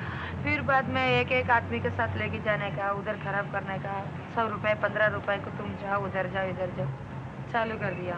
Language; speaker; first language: Hindi; non-native, local second language; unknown